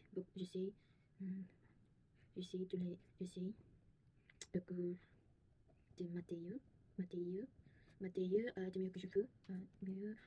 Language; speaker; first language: French; non-native, learner; Korean